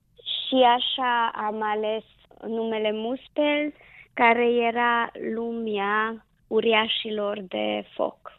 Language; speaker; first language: Romanian; non-native, local second language; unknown